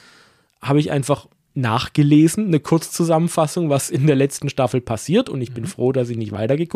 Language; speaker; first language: German; native; German